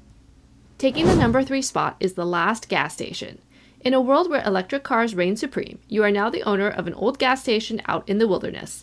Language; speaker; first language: English; native; English